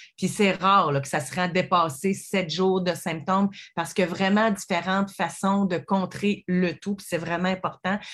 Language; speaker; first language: French; native; French